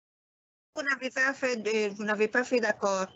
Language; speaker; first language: French; non-native, fluent; Arabic